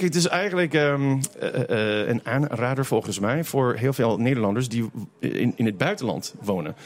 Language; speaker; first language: Dutch; non-native, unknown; English